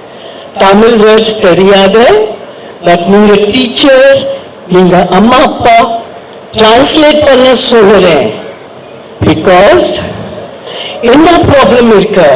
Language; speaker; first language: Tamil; non-native, learner; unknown